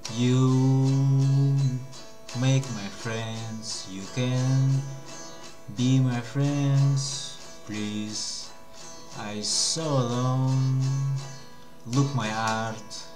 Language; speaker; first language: English; non-native, learner; Russian